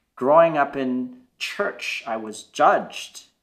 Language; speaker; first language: English; native; English